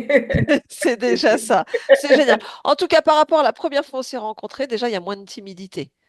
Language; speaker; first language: French; native; French